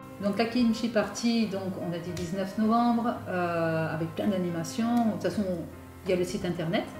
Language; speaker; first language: French; native; French